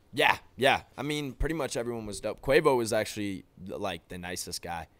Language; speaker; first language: English; native; English